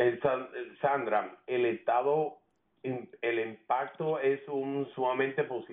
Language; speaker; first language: Spanish; early bilingual, heritage; Spanish